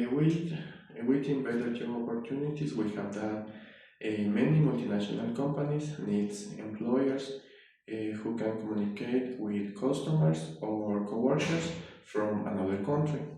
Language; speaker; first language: English; non-native, learner; Spanish